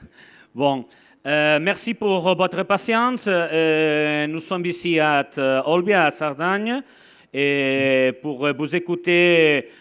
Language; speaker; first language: French; non-native, learner; Italian